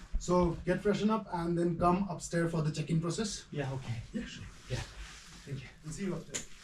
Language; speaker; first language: English; non-native, learner; Korean